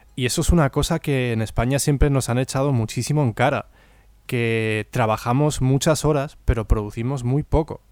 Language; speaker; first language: Spanish; native; Spanish